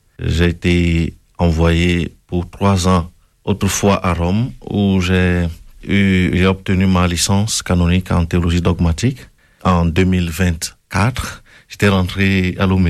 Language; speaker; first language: French; non-native, local second language; Ewe